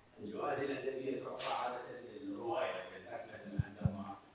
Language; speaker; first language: Arabic; native; Arabic